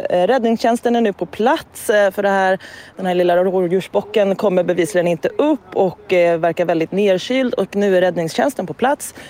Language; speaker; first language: Swedish; native; Swedish